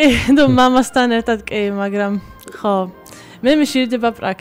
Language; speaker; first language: Georgian; early bilingual, heritage; Swedish